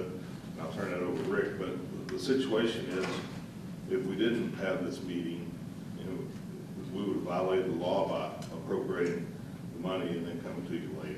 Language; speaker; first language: English; native; English